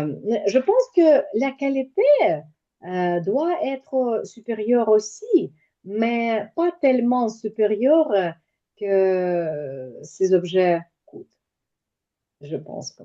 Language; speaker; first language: French; non-native, fluent; Ukrainian